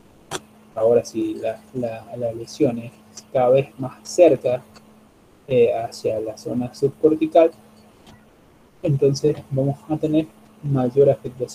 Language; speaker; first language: Spanish; native; Spanish